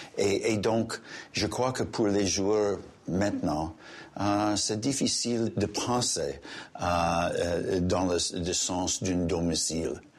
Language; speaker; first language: French; non-native, local second language; English